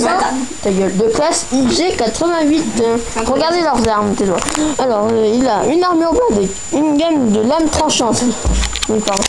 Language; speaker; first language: French; native; French